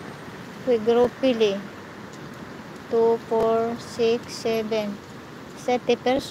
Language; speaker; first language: Italian; non-native, fluent; Filipino